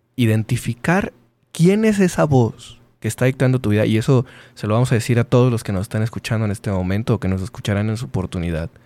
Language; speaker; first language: Spanish; native; Spanish